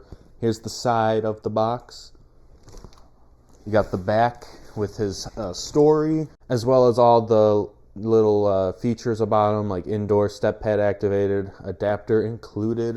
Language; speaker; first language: English; native; English